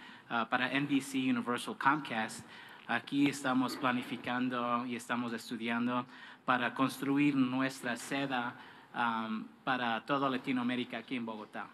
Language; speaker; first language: Spanish; non-native, fluent; English